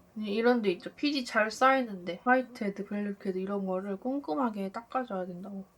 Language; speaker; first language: Korean; native; Korean